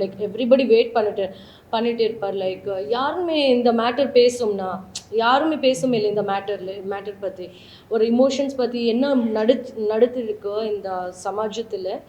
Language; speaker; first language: Tamil; non-native, learner; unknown